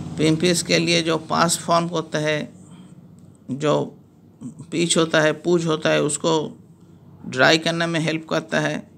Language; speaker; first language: Hindi; non-native, local second language; Bangla